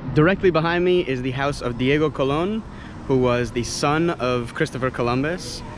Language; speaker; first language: English; native; English